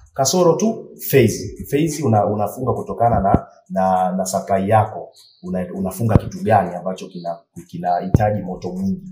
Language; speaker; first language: Swahili; native; Swahili